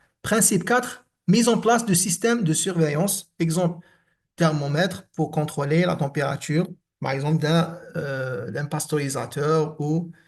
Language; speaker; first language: French; non-native, local second language; Arabic